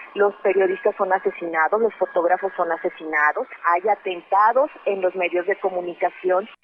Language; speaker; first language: Spanish; native; Spanish